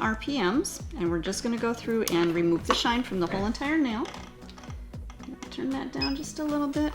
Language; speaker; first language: English; native; English